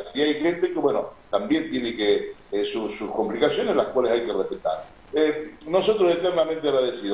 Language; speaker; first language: Spanish; native; Spanish